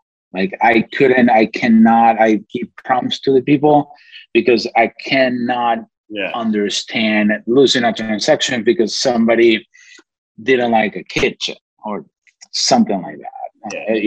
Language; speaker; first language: English; non-native, fluent; Spanish